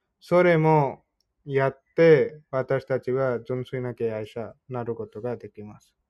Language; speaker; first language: Japanese; non-native, fluent; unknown